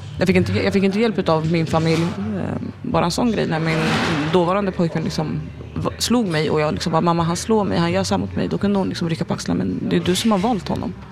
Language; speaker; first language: Swedish; early bilingual, other home language; Arabic